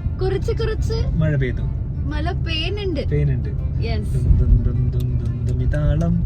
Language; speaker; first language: Malayalam; non-native, local second language; Kannada